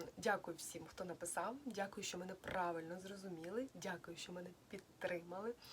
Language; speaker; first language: Ukrainian; non-native, local second language; Russian